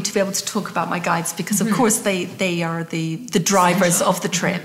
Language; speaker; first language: English; native; English